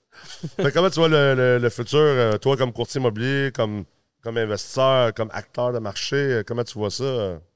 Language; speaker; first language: French; early bilingual, other home language; English